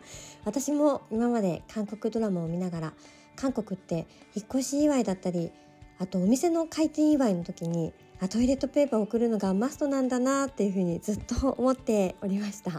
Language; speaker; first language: Japanese; native; Japanese